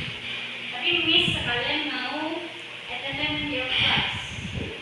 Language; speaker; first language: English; non-native, learner; Indonesian